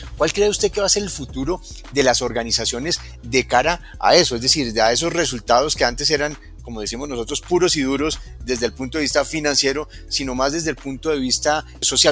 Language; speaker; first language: Spanish; native; Spanish